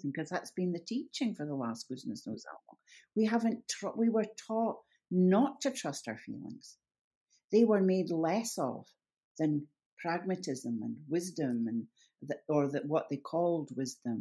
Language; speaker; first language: English; native; English